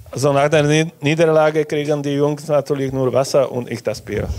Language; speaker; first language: German; non-native, fluent; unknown